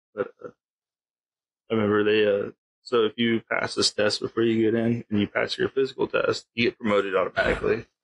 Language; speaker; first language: English; native; English